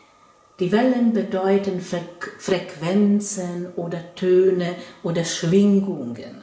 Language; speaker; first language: German; non-native, fluent; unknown